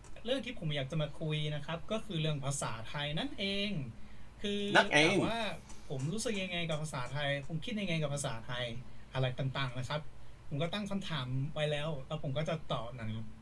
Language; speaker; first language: Thai; non-native, fluent; English